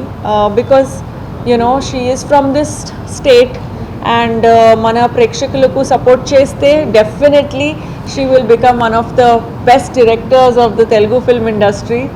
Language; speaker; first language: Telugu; non-native, fluent; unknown